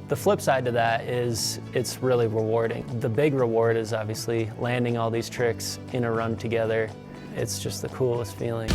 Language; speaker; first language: English; native; English